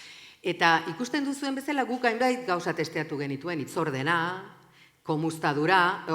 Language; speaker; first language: Basque; native; Basque